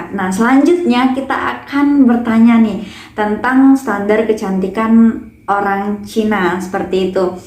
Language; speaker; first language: Indonesian; native; Indonesian